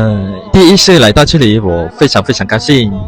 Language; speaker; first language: Chinese; non-native, learner; Khmer